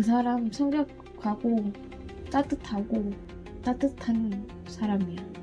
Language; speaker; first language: Korean; non-native, learner; Vietnamese